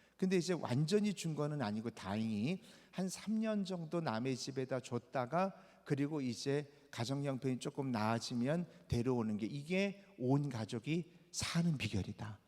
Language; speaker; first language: Korean; native; Korean